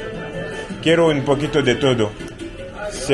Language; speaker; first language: Spanish; non-native, learner; French